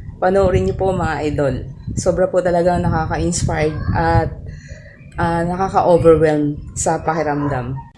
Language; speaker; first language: Filipino; native; Filipino